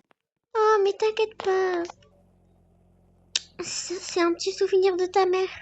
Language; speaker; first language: French; native; French